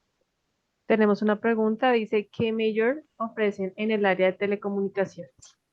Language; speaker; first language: Spanish; native; Spanish